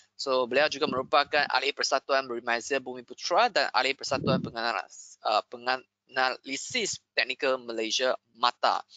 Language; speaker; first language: Malay; non-native, local second language; Chinese